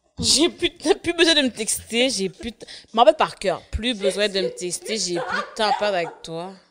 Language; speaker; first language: French; native; French